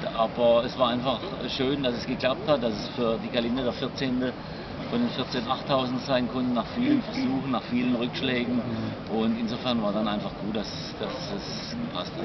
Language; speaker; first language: German; native; German